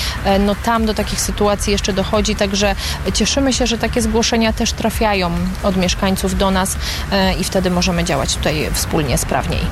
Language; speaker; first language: Polish; native; Polish